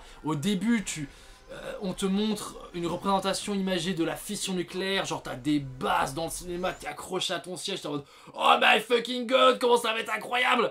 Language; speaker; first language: French; native; French